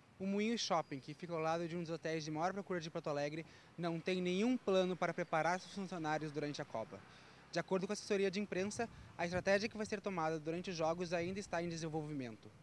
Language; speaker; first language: Portuguese; native; Portuguese